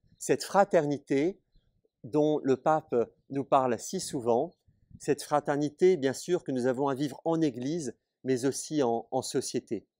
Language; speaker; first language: French; native; French